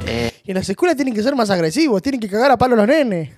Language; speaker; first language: Spanish; native; Spanish